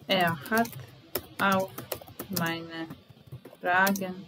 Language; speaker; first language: German; non-native, fluent; Serbian